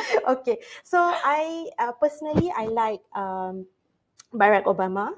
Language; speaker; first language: English; non-native, local second language; Malay